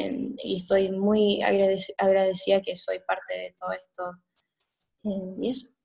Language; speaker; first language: Spanish; early bilingual, heritage; Spanish